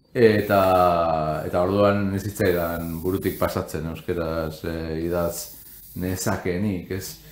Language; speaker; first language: Basque; non-native, local second language; Spanish